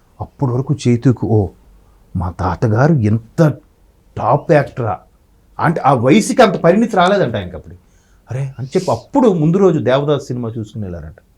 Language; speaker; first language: Telugu; native; Telugu